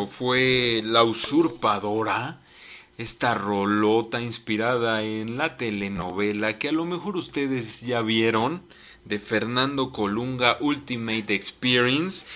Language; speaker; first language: Spanish; native; Spanish